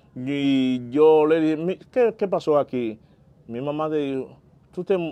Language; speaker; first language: Spanish; non-native, fluent; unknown